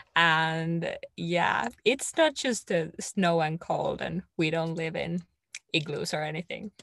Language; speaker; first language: English; non-native, fluent; Finnish